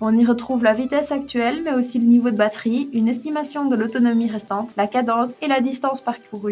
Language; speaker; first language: French; native; French